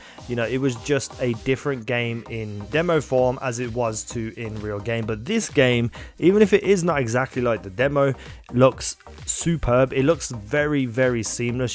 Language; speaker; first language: English; native; English